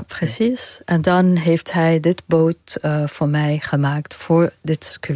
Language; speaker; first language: Dutch; non-native, fluent; Arabic